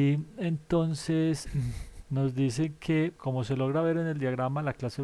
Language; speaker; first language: Spanish; native; Spanish